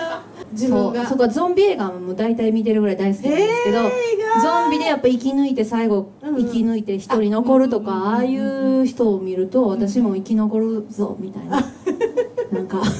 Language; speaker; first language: Japanese; native; Japanese